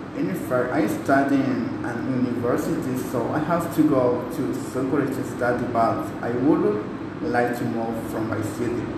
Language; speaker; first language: English; non-native, learner; Spanish